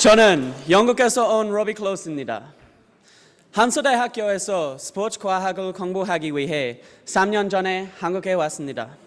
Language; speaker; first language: Korean; non-native, fluent; English